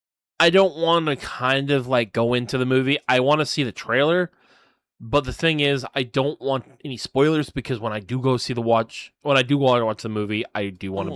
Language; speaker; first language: English; native; English